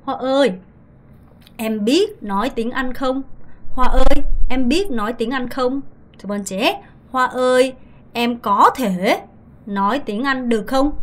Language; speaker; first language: Vietnamese; non-native, fluent; Korean